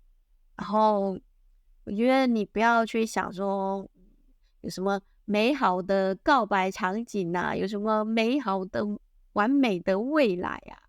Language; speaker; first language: Chinese; native; Chinese